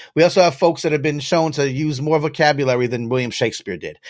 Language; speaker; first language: English; native; English